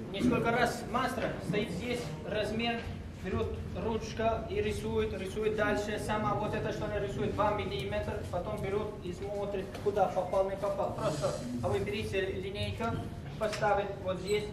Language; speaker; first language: Russian; non-native, learner; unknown